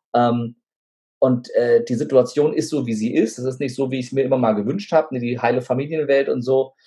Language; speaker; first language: German; native; German